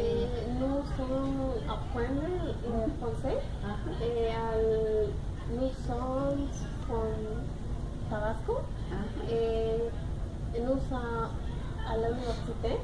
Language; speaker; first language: French; non-native, learner; Spanish